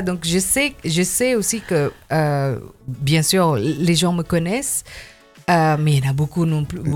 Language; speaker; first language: French; non-native, fluent; Indonesian